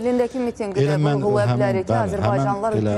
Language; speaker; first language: Azerbaijani; native; Azerbaijani